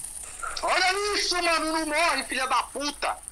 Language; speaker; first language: Portuguese; native; Portuguese